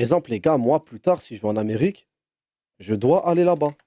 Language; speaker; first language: French; native; French